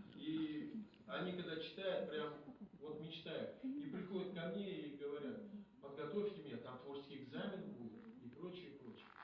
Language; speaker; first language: Russian; non-native, local second language; Kazakh